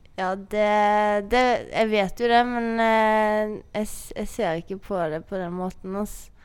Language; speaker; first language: Norwegian; native; Norwegian